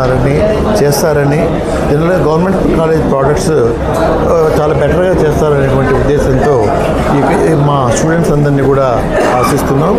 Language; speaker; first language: Telugu; native; Telugu